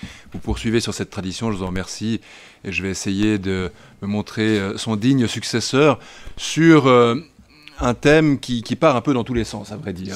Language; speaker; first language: French; native; French